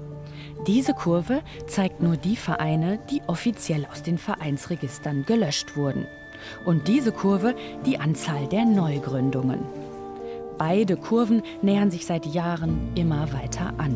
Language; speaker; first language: German; native; German